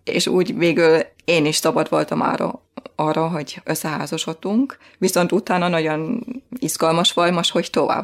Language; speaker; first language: Hungarian; non-native, fluent; German